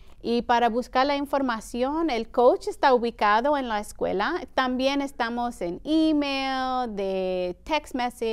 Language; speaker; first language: Spanish; early bilingual, heritage; Spanish